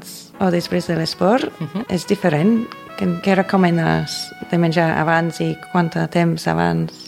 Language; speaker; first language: Catalan; non-native, fluent; English